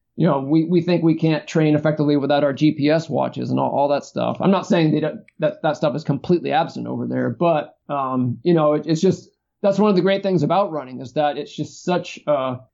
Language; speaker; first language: English; native; English